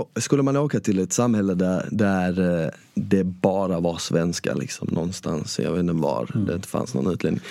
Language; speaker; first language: Swedish; early bilingual, other home language; Bosnian